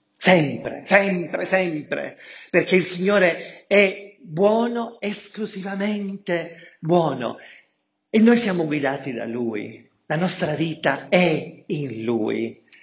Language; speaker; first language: Italian; native; Italian